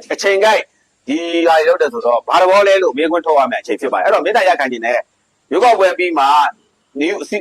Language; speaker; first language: Burmese; native; Burmese